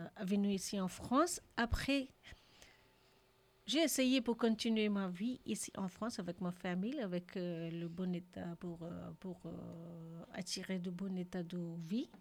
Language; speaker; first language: French; non-native, learner; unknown